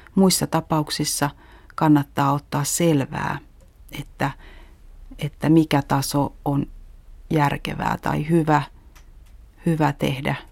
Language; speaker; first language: Finnish; native; Finnish